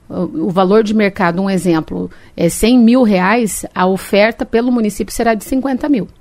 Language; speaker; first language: Portuguese; native; Portuguese